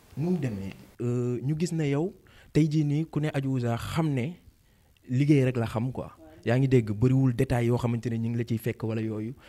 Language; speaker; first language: Wolof; native; Wolof